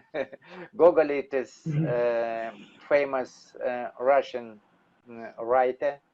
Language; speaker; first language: English; non-native, learner; Russian